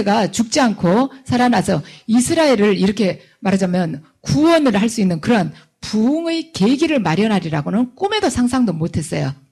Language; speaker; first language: Korean; native; Korean